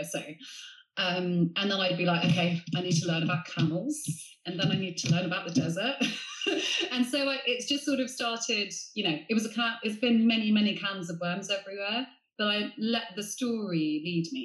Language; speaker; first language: English; native; English